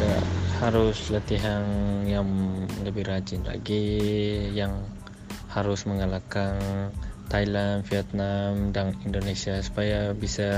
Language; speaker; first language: Indonesian; non-native, local second language; Tetum